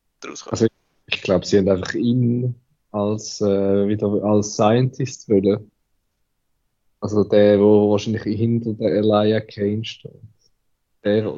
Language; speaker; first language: German; native; German